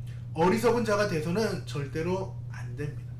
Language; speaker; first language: Korean; native; Korean